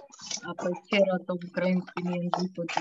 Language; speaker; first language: Polish; non-native, learner; Ukrainian